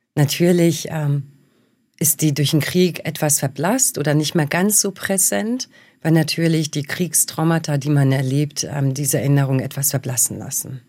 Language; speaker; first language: German; early bilingual, other home language; Bosnian